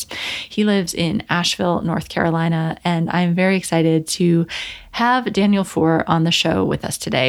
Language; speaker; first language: English; native; English